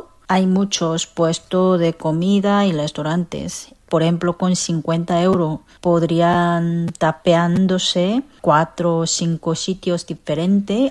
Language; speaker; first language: Spanish; non-native, fluent; Korean